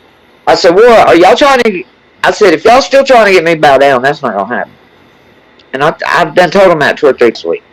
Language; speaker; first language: English; native; English